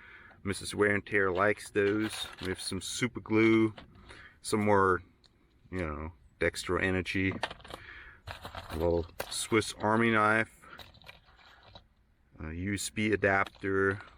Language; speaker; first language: English; non-native, fluent; German